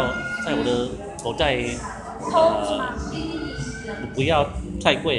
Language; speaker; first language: Chinese; non-native, learner; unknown